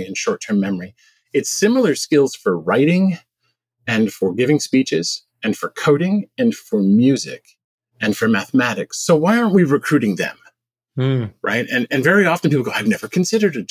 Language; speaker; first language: English; native; English